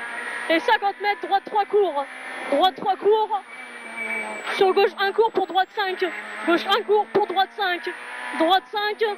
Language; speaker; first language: French; native; French